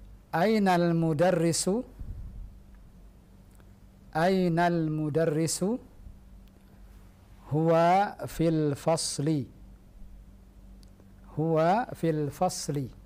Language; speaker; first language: Arabic; non-native, fluent; Indonesian